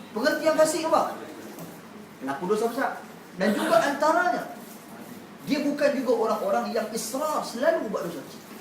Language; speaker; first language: Malay; native; Malay